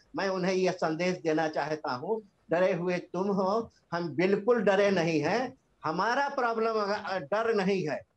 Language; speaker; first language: Hindi; native; Hindi